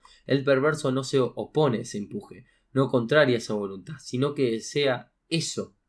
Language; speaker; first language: Spanish; native; Spanish